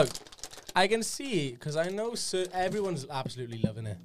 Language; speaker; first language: English; native; English